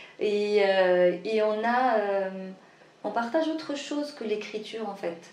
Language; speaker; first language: French; non-native, local second language; Arabic